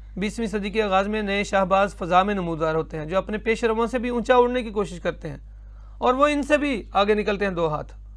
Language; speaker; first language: Urdu; non-native, local second language; Punjabi